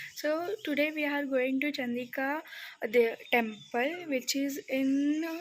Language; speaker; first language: English; non-native, local second language; Marathi